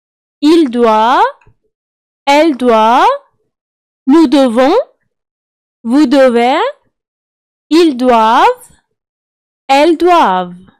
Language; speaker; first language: French; non-native, fluent; Arabic